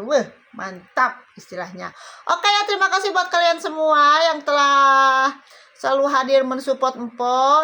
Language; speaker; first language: Indonesian; native; Indonesian